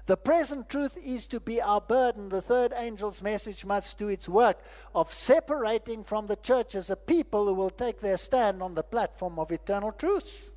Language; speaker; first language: English; non-native, local second language; Afrikaans